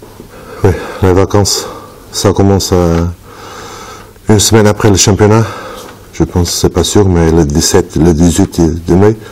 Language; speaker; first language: French; non-native, fluent; Portuguese